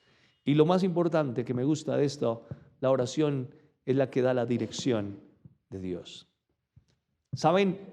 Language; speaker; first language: Spanish; native; Spanish